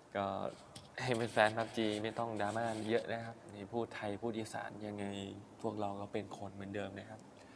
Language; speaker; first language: Thai; non-native, local second language; Northeastern Thai